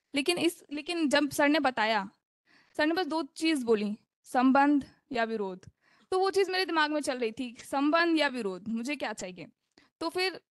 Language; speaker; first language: Hindi; native; Hindi